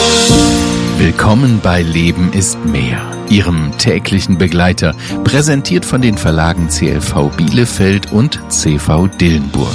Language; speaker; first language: German; native; German